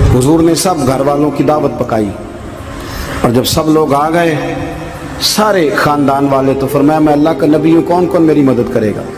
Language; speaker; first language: Urdu; non-native, local second language; Punjabi